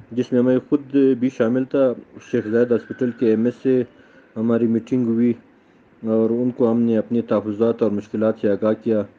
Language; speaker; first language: Urdu; non-native, local second language; Pashto